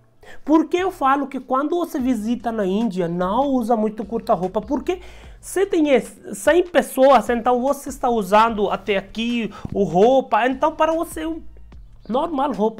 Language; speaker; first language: Portuguese; non-native, learner; Hindi